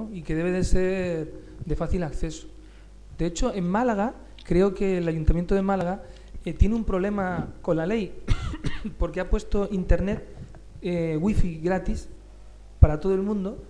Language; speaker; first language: Spanish; native; Spanish